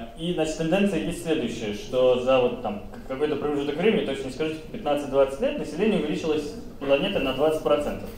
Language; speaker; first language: Russian; native; Russian